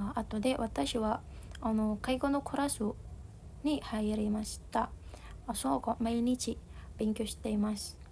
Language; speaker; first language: Japanese; non-native, learner; Indonesian